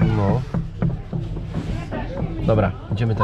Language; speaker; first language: Polish; native; Polish